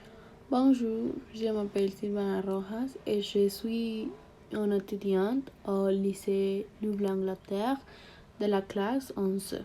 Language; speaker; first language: French; non-native, learner; Spanish